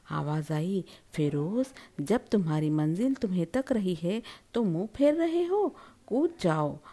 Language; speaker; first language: Urdu; native; Urdu